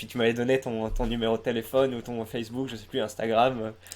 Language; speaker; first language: French; native; French